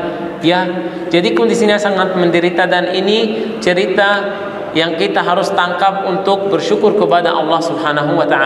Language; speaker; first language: Indonesian; non-native, fluent; Arabic